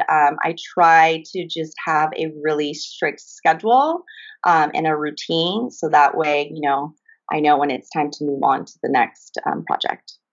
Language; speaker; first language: English; early bilingual, other home language; Japanese